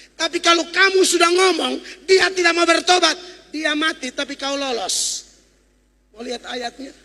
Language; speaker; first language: Indonesian; native; Indonesian